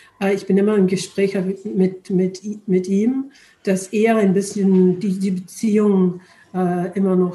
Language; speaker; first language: German; non-native, learner; English